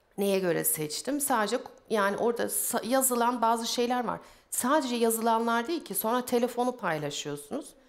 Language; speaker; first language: Turkish; early bilingual, heritage; Turkish